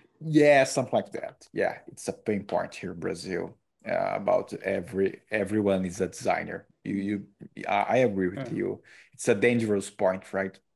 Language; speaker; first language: English; non-native, learner; Portuguese